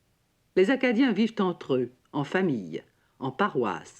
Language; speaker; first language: French; native; French